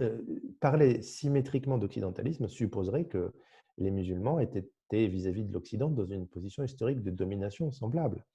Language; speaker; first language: French; native; French